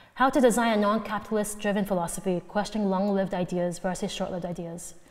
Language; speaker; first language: English; native; English